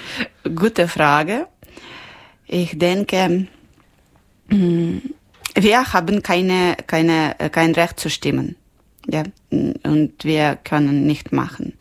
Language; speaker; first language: German; non-native, local second language; Ukrainian